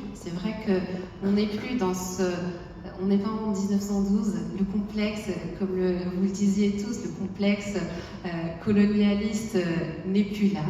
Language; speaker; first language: French; non-native, local second language; Arabic